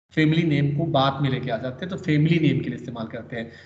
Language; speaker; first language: Urdu; native; Urdu